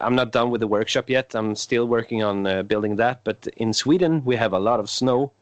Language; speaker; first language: English; non-native, fluent; Swedish